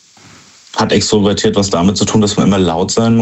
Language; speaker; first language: German; native; German